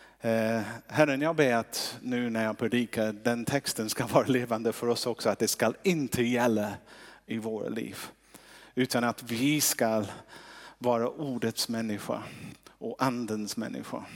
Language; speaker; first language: Swedish; non-native, fluent; English